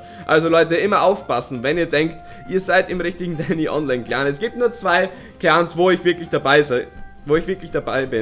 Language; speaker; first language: German; native; German